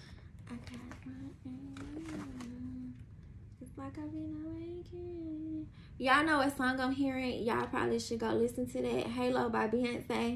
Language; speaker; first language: English; native; English